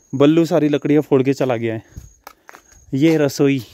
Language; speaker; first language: Hindi; native; Hindi